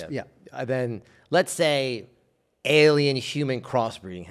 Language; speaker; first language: English; native; English